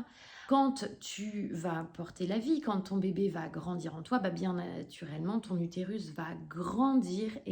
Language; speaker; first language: French; native; French